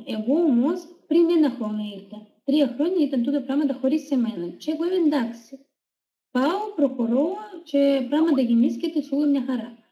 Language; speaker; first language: Greek; non-native, fluent; Russian